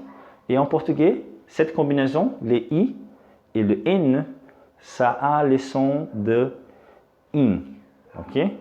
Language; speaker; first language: French; non-native, fluent; Portuguese